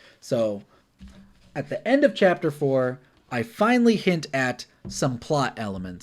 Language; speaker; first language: English; native; English